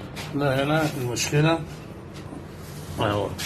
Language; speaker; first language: Arabic; native; Arabic